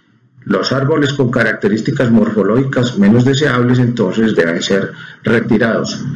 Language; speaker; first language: Spanish; native; Spanish